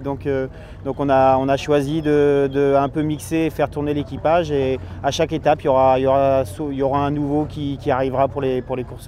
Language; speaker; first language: French; native; French